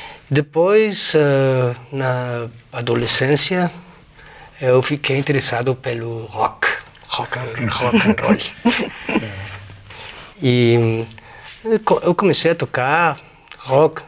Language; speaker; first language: Portuguese; non-native, fluent; Spanish